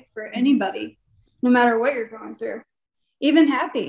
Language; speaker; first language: English; native; English